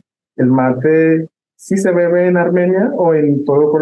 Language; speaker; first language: Spanish; non-native, fluent; English